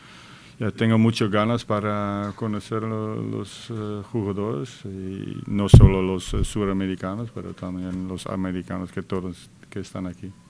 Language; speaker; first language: Spanish; non-native, fluent; Dutch